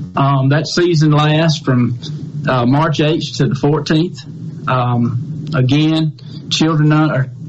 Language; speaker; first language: English; native; English